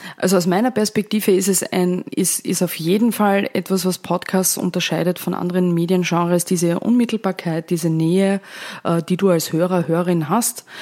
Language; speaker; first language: German; native; German